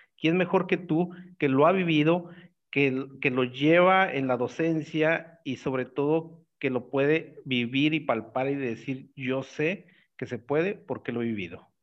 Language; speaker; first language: Spanish; native; Spanish